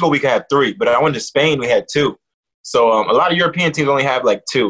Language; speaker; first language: English; native; English